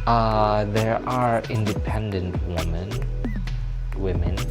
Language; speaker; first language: English; non-native, fluent; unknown